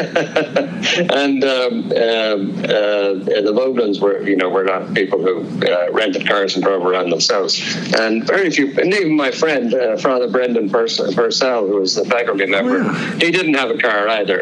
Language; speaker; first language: English; native; English